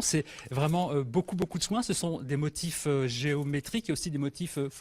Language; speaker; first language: French; native; French